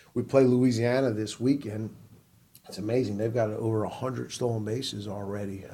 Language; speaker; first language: English; native; English